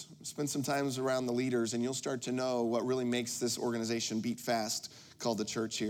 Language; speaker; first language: English; native; English